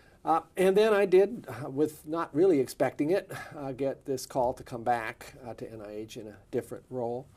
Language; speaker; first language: English; native; English